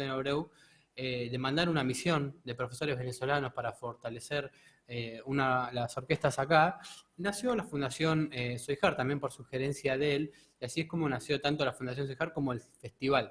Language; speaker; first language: Spanish; native; Spanish